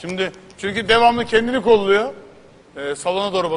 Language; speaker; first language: Turkish; native; Turkish